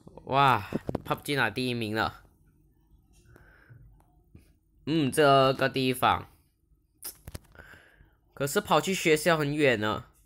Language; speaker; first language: Chinese; early bilingual, heritage; Chinese